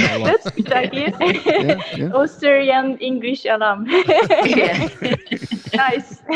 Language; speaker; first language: English; non-native, learner; Japanese